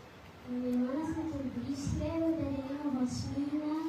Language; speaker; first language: Dutch; early bilingual, other home language; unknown